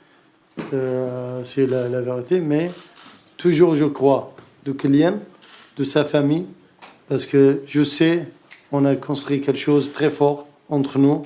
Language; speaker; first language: French; non-native, learner; Arabic